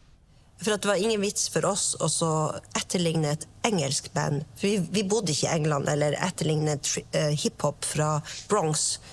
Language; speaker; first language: Norwegian; native; Norwegian